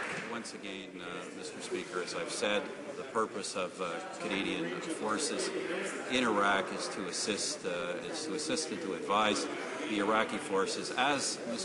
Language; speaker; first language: English; native; English